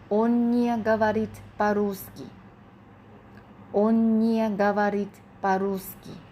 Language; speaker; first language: Russian; non-native, fluent; Thai